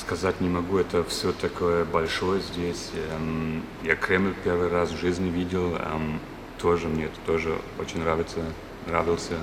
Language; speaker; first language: Russian; non-native, learner; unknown